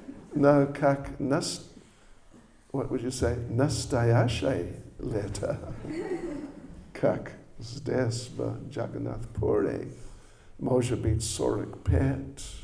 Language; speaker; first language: Russian; non-native, learner; English